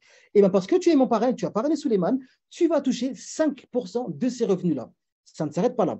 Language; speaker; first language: French; native; French